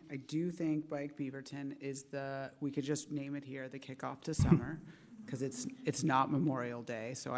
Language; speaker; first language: English; native; English